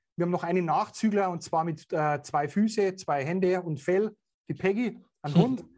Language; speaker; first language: German; native; German